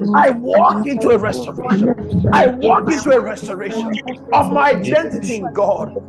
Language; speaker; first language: English; non-native, local second language; Yoruba